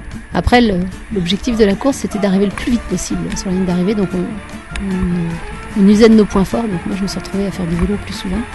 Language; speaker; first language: French; native; French